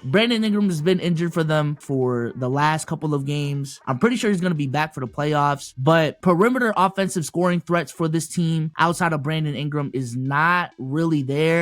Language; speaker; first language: English; native; English